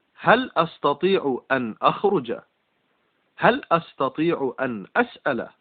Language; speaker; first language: Arabic; non-native, fluent; English